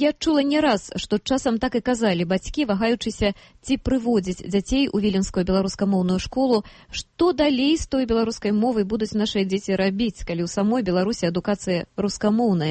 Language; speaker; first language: Belarusian; native; Belarusian